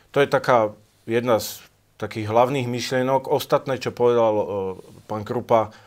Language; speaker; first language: Slovak; native; Slovak